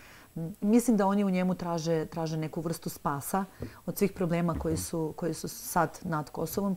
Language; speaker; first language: Serbian; native; Serbian